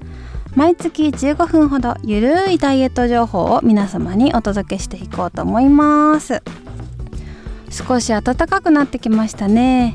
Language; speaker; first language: Japanese; native; Japanese